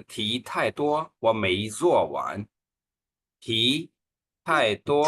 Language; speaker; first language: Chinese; non-native, fluent; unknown